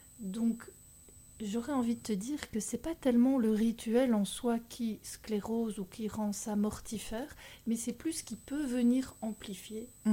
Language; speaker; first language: French; native; French